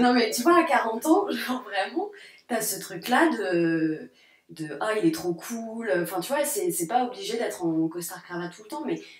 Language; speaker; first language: French; native; French